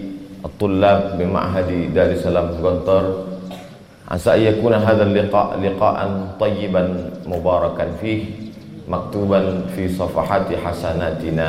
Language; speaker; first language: Arabic; non-native, fluent; Indonesian